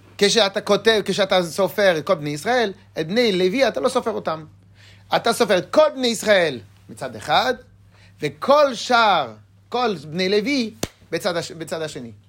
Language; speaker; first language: Hebrew; non-native, fluent; French